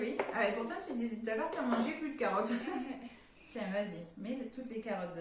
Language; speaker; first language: French; native; French